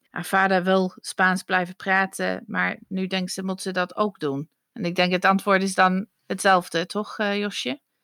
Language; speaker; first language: Dutch; non-native, fluent; English